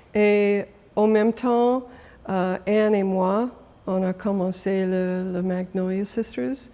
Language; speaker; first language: French; non-native, local second language; English